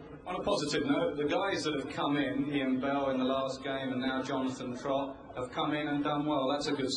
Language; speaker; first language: English; native; English